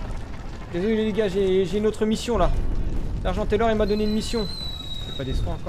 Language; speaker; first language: French; native; French